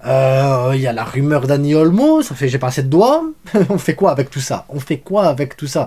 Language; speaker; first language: French; native; French